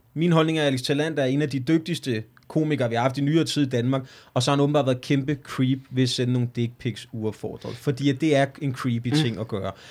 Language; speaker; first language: Danish; native; Danish